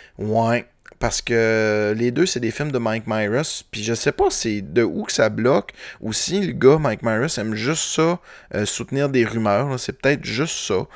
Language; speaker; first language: French; native; French